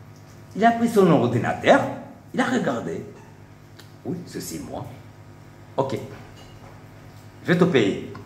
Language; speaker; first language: French; non-native, local second language; Rundi